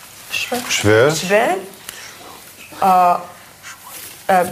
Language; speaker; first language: French; non-native, learner; Russian